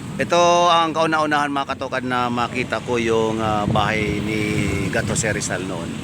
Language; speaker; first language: Filipino; native; Filipino